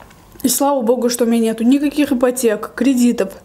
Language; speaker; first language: Russian; native; Russian